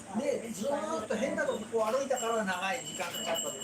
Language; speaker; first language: Japanese; native; Japanese